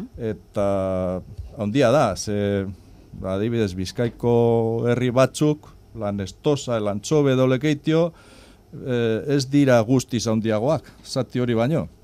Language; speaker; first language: Basque; non-native, local second language; Spanish